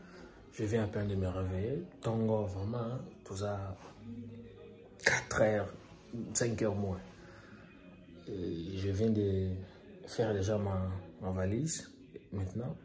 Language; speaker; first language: French; non-native, local second language; Lingala